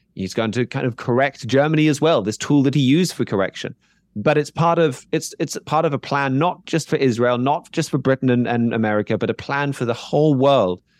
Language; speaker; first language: English; native; English